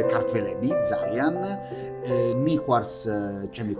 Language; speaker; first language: Georgian; non-native, learner; Italian